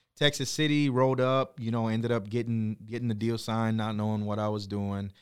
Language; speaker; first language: English; native; English